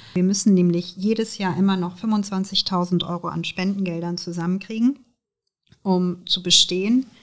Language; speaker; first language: German; early bilingual, other home language; Serbian